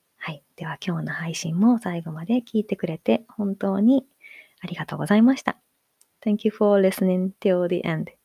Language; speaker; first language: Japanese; native; Japanese